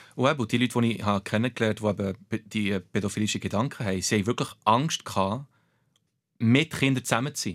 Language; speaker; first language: German; early bilingual, other home language; Portuguese